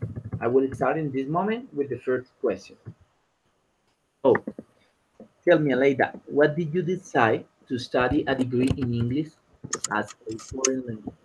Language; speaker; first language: English; non-native, learner; Spanish